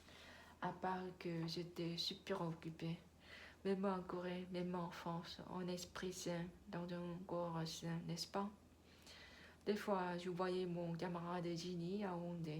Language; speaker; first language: French; non-native, learner; Korean